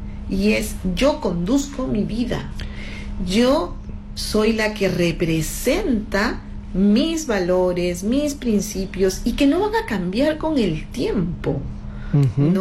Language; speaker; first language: Spanish; native; Spanish